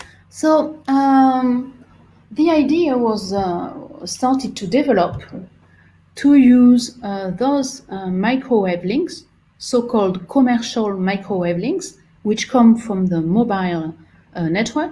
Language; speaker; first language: English; non-native, fluent; French